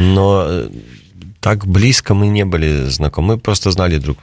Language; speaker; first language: Polish; non-native, learner; Russian